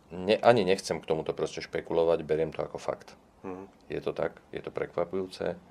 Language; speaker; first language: Slovak; non-native, local second language; Czech